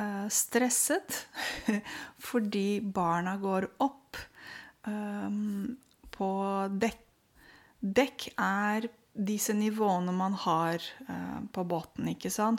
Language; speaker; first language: Norwegian; non-native, fluent; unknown